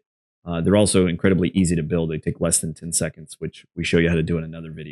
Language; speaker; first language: English; native; English